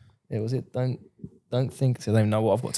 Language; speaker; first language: English; native; English